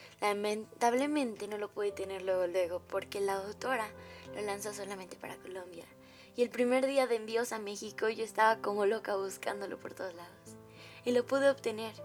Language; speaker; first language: Spanish; native; Spanish